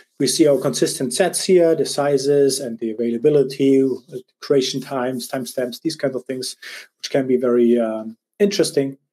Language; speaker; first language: English; non-native, fluent; German